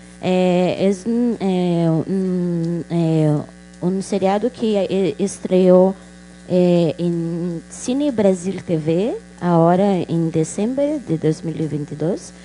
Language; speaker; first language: Portuguese; non-native, local second language; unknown